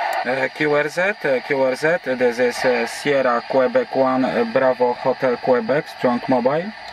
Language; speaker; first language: English; non-native, fluent; Polish